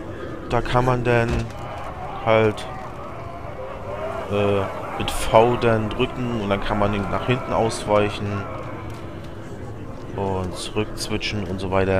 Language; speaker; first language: German; native; German